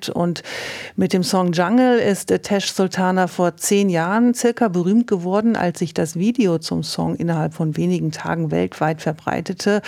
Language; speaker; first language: German; native; German